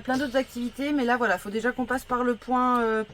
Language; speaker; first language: French; native; French